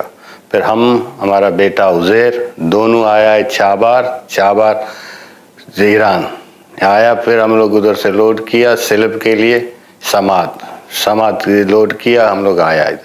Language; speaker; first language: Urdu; non-native, local second language; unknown